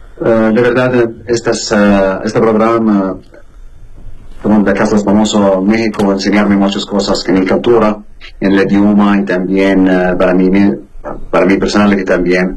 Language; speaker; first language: Spanish; non-native, learner; Arabic